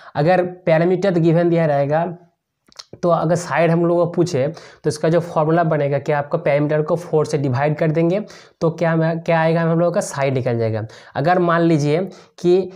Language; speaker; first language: Hindi; native; Hindi